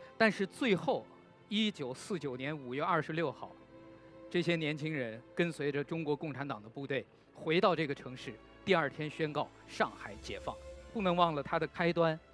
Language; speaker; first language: Chinese; native; Chinese